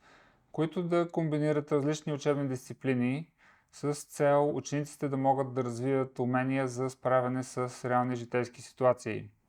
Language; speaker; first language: Bulgarian; native; Bulgarian